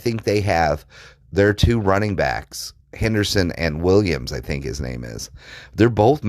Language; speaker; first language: English; native; English